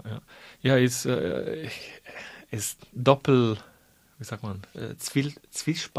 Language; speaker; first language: German; non-native, fluent; Italian